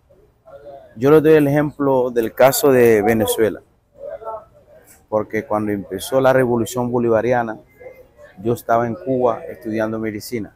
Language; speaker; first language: Spanish; non-native, fluent; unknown